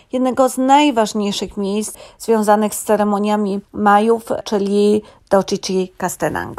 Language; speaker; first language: Polish; native; Polish